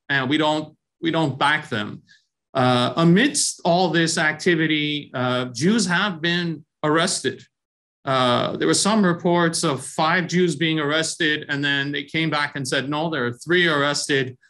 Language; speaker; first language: English; early bilingual, other home language; Persian